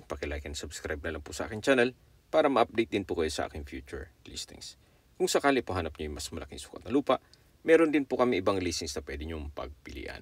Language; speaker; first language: Filipino; native; Filipino